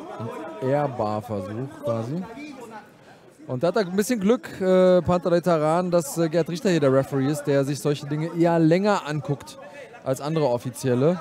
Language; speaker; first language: German; native; German